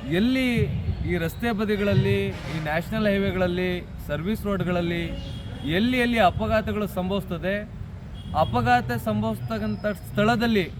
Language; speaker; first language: Kannada; non-native, local second language; Lambadi